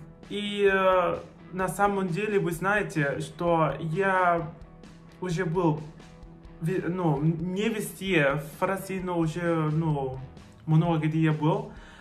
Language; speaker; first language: Russian; non-native, fluent; Spanish